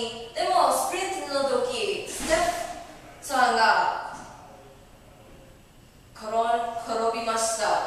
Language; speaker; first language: Japanese; non-native, learner; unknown